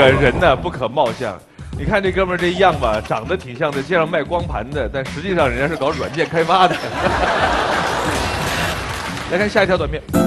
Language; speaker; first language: Chinese; native; Chinese